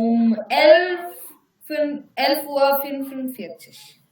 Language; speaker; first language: German; non-native, learner; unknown